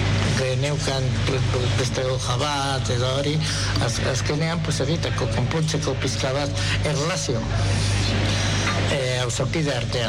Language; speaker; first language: Basque; non-native, local second language; Spanish